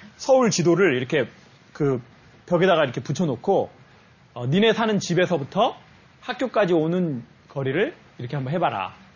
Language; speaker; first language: Korean; native; Korean